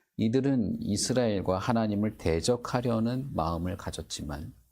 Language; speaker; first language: Korean; native; Korean